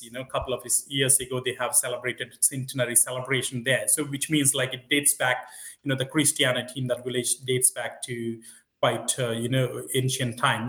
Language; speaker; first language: English; non-native, local second language; Telugu